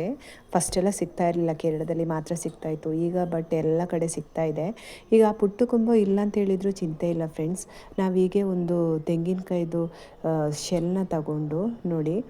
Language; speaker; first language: Kannada; native; Kannada